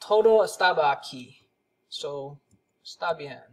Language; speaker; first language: Spanish; non-native, learner; English